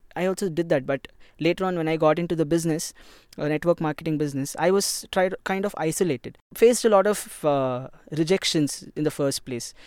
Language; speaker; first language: English; non-native, local second language; Kannada